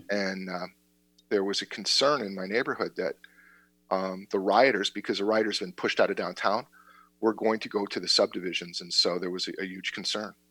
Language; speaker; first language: English; native; English